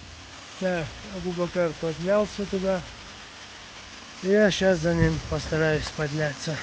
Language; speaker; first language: Russian; non-native, local second language; Chechen